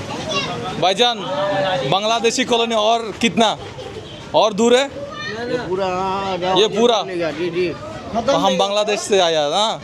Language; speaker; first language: Hindi; non-native, learner; Bangla